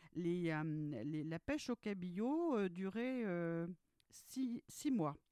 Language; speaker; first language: French; early bilingual, other home language; Portuguese